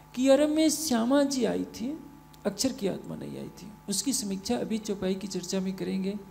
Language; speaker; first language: Hindi; native; Hindi